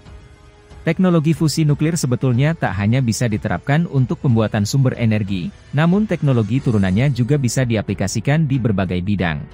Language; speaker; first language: Indonesian; native; Indonesian